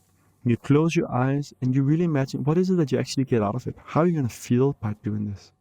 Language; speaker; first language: English; non-native, fluent; Danish